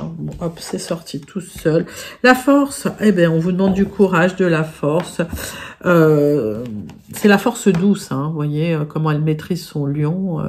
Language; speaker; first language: French; native; French